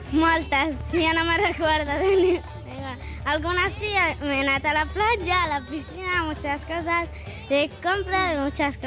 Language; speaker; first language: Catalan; non-native, learner; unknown